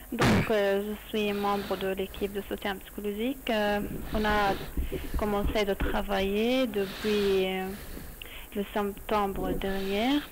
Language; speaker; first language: French; non-native, learner; Arabic